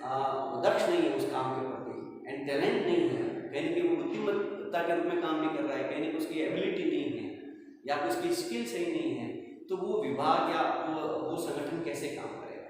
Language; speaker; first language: Hindi; native; Hindi